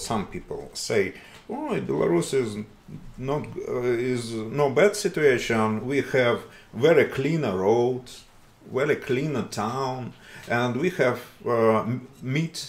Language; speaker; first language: English; non-native, learner; Russian